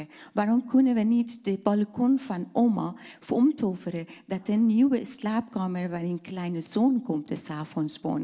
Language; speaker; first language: Dutch; non-native, fluent; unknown